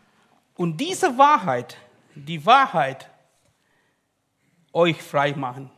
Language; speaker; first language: German; non-native, learner; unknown